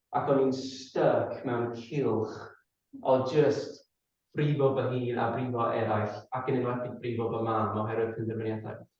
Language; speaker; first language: Welsh; non-native, fluent; English